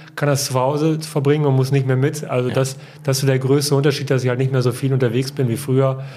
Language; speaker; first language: German; native; German